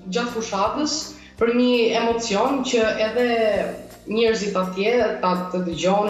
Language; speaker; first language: Albanian; early bilingual, heritage; Albanian